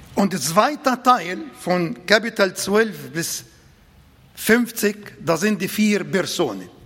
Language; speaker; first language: German; non-native, fluent; Arabic